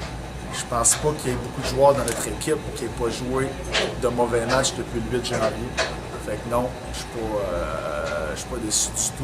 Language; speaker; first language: French; native; French